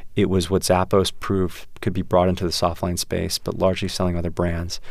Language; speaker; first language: English; native; English